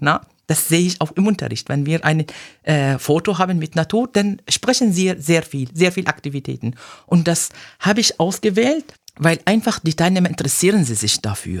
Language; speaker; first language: German; non-native, fluent; Arabic